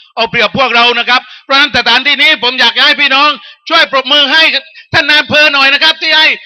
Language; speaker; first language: Thai; non-native, local second language; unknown